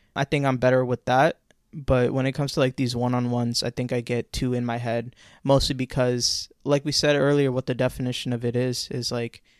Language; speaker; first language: English; native; English